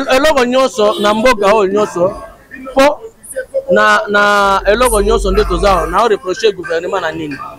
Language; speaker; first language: Lingala; native; Lingala